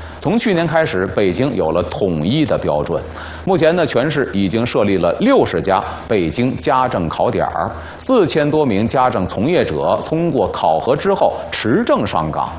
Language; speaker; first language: Chinese; native; Chinese